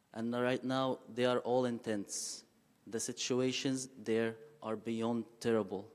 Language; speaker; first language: English; non-native, fluent; Arabic